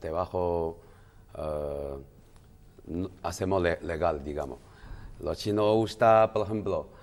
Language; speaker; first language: Spanish; non-native, learner; Chinese